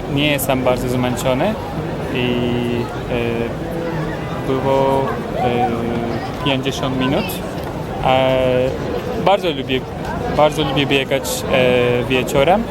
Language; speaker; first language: Polish; non-native, learner; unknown